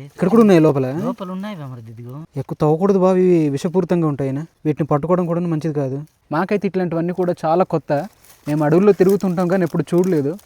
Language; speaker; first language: Telugu; native; Telugu